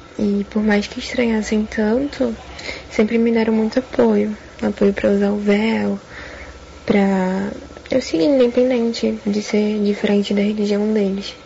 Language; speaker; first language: Portuguese; native; Portuguese